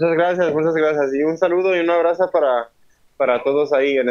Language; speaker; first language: Spanish; early bilingual, heritage; Spanish